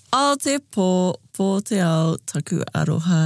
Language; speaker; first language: English; native; English